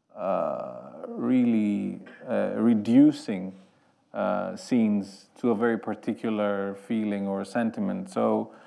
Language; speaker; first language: English; non-native, fluent; Greek